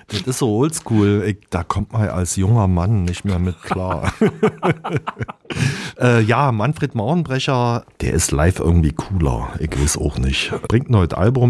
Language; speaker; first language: German; native; German